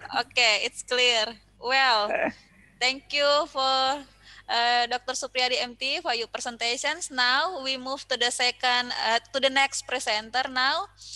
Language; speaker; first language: English; non-native, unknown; Indonesian